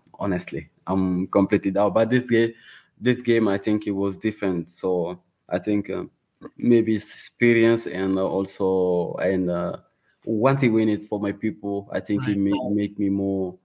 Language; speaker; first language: English; non-native, learner; Wolof